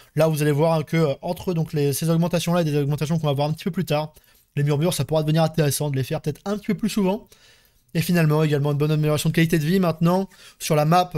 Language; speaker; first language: French; native; French